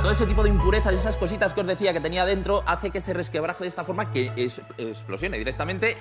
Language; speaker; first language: Spanish; native; Spanish